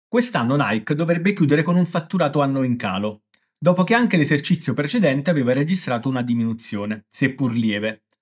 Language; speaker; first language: Italian; native; Italian